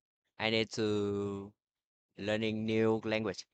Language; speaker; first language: English; non-native, learner; Vietnamese